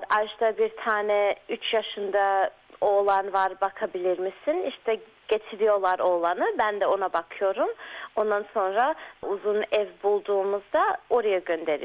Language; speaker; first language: Turkish; early bilingual, heritage; Turkish